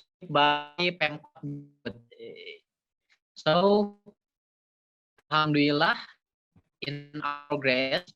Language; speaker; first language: English; non-native, learner; Indonesian